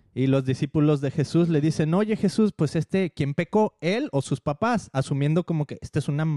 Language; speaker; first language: Spanish; native; Spanish